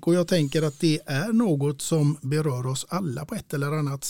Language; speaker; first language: Swedish; native; Swedish